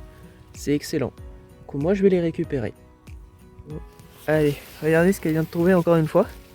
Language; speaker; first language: French; native; French